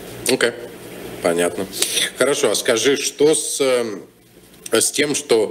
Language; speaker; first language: Russian; native; Russian